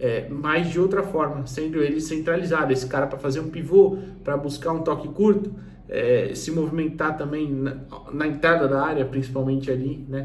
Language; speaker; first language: Portuguese; native; Portuguese